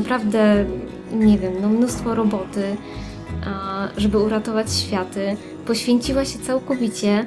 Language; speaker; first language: Polish; native; Polish